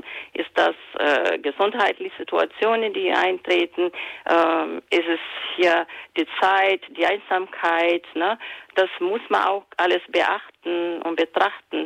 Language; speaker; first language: German; non-native, fluent; Portuguese